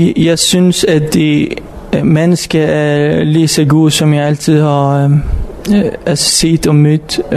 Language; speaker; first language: Danish; non-native, fluent; Arabic